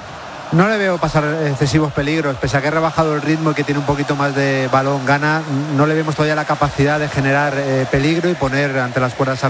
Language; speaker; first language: Spanish; native; Spanish